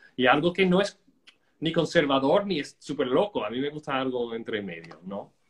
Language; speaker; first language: Spanish; non-native, fluent; English